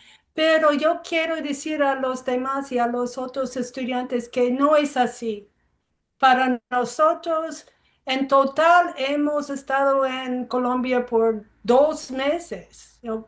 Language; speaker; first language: Spanish; non-native, fluent; English